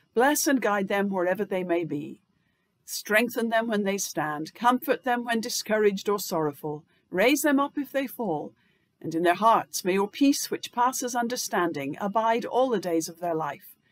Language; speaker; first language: English; native; English